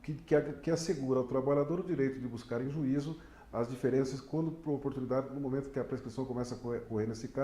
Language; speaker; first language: Portuguese; native; Portuguese